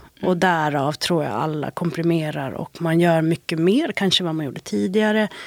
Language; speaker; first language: Swedish; native; Swedish